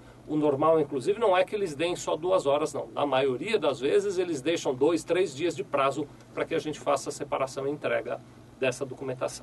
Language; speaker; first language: Portuguese; native; Portuguese